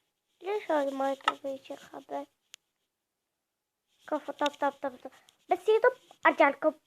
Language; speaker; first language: Arabic; native; Arabic